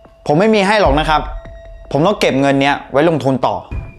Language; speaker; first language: Thai; native; Thai